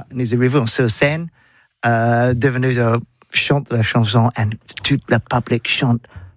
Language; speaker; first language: French; non-native, learner; English